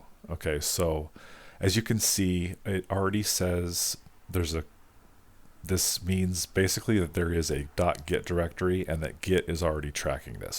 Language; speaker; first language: English; native; English